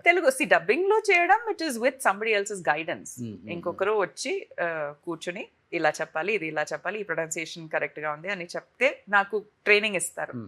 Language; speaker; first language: Telugu; non-native, fluent; Tamil